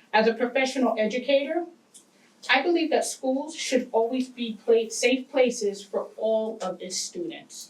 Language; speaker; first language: English; native; English